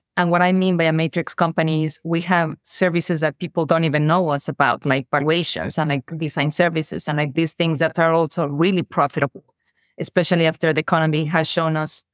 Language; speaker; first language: English; non-native, fluent; Spanish